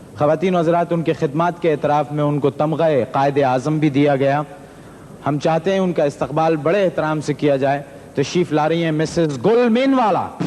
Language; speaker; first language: Urdu; native; Urdu